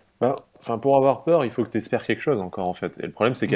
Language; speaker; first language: French; native; French